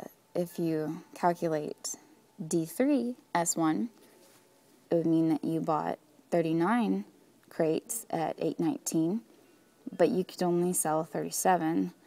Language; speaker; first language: English; native; English